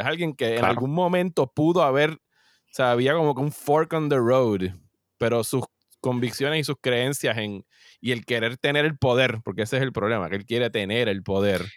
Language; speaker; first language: Spanish; native; Spanish